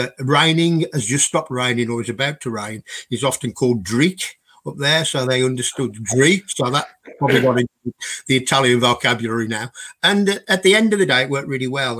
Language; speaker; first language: English; native; English